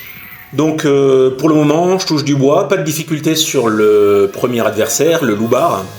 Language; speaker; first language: French; native; French